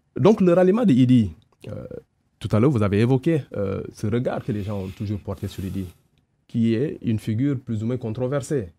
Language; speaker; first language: French; non-native, local second language; Wolof